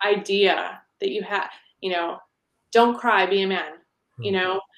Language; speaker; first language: English; native; English